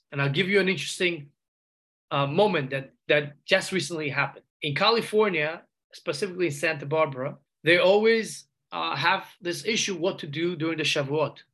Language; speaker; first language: English; non-native, fluent; Uzbek